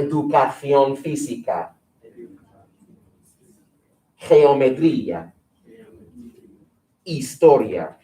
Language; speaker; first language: Spanish; non-native, fluent; English